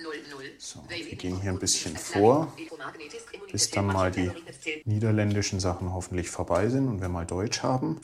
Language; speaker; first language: German; native; German